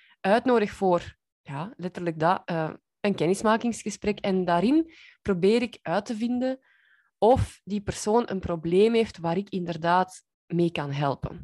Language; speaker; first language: Dutch; native; Dutch